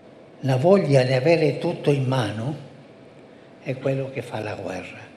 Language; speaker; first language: Italian; non-native, fluent; Spanish